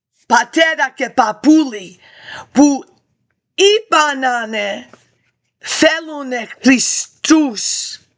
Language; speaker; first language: Greek; early bilingual, heritage; English